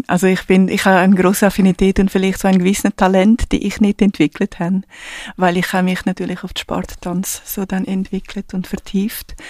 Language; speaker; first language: German; non-native, fluent; Portuguese